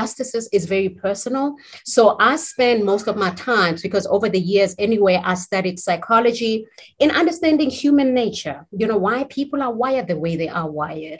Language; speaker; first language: English; non-native, local second language; Zulu